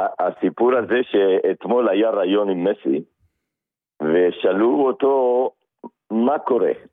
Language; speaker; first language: Hebrew; non-native, fluent; Spanish